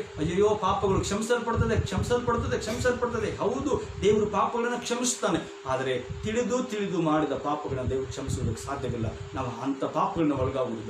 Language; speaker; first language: Kannada; native; Kannada